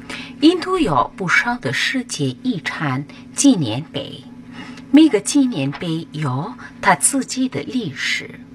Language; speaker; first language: Chinese; non-native, learner; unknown